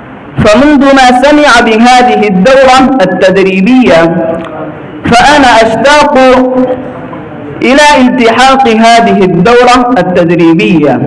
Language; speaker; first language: Arabic; non-native, learner; Urdu